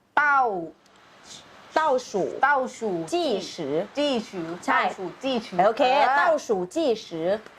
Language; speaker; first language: Thai; native; Thai